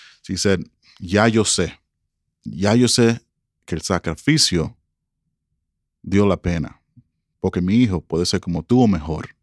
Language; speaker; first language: Spanish; early bilingual, other home language; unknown